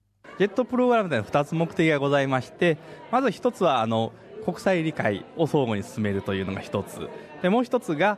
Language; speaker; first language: Japanese; native; Japanese